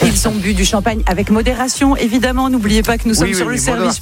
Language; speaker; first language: French; native; French